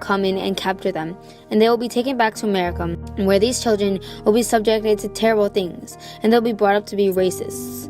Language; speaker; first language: English; native; English